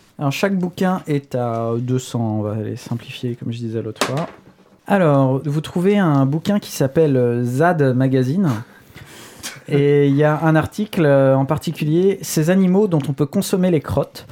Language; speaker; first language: French; native; French